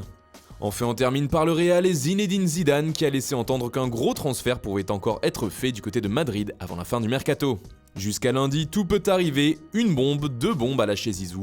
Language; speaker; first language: French; native; French